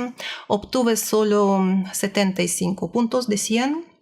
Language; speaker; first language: Spanish; non-native, learner; Russian